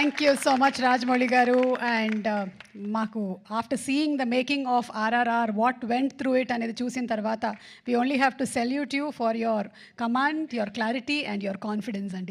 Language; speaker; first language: Telugu; native; Telugu